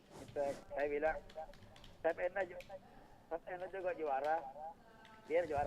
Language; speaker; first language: Indonesian; non-native, local second language; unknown